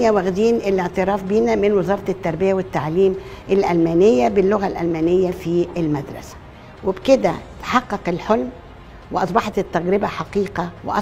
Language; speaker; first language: Arabic; native; Arabic